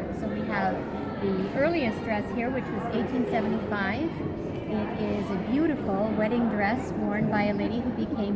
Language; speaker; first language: English; native; English